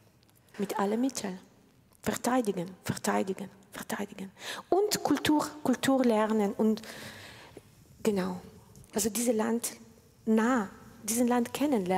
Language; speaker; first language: German; non-native, fluent; Ukrainian